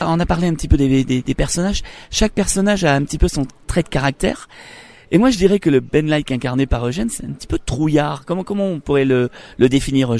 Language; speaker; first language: French; native; French